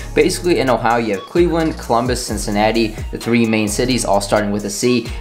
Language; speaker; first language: English; native; English